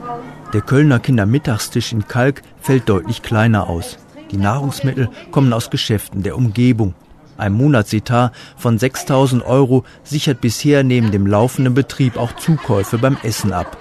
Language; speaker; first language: German; native; German